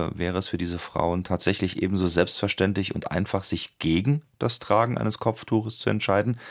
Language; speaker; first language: German; native; German